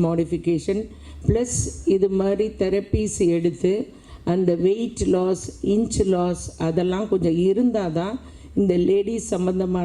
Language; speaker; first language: Tamil; native; Tamil